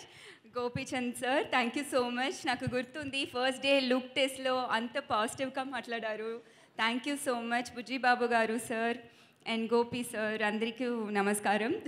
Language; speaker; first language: Telugu; non-native, learner; Tamil